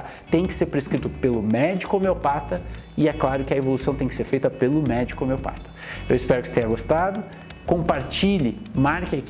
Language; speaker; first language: Portuguese; native; Portuguese